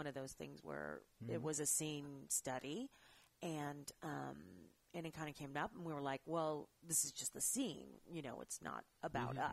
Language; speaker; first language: English; native; English